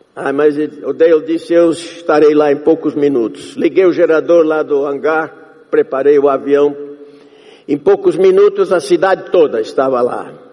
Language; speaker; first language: Portuguese; non-native, fluent; English